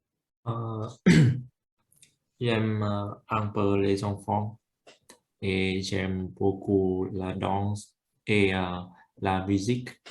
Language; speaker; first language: French; non-native, learner; Vietnamese